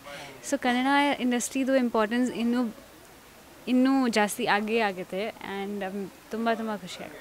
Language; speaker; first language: Kannada; non-native, fluent; Hindi